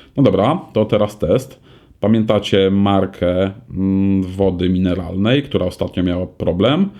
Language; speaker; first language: Polish; native; Polish